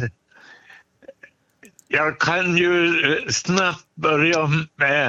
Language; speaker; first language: Swedish; native; Swedish